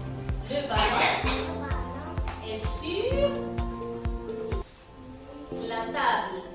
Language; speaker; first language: French; non-native, local second language; Arabic